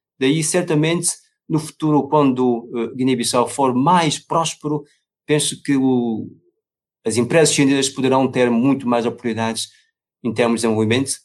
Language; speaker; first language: Portuguese; non-native, fluent; Chinese